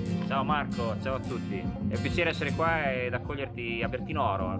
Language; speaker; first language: Italian; native; Italian